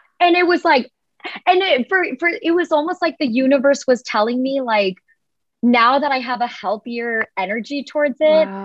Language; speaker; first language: English; native; English